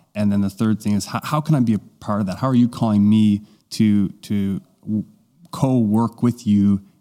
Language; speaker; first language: English; native; English